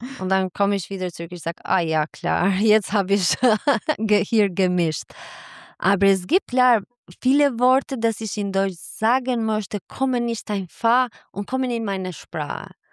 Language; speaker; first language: German; non-native, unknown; Albanian